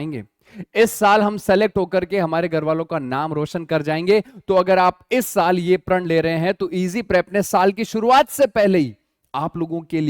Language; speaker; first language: Hindi; native; Hindi